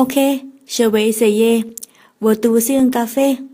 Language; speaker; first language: French; non-native, learner; Thai